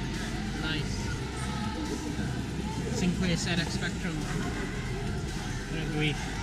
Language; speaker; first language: Welsh; non-native, local second language; English